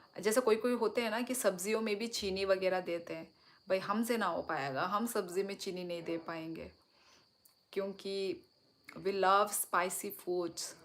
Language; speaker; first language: Hindi; non-native, local second language; Kok Borok